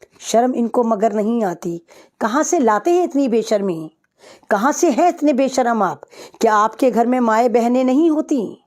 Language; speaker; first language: Urdu; native; Urdu